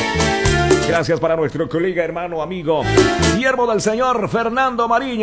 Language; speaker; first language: Spanish; native; Spanish